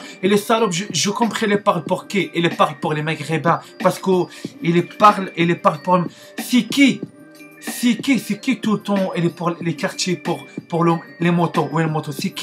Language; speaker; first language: French; non-native, learner; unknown